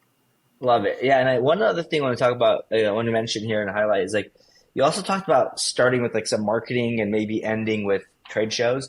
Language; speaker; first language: English; native; English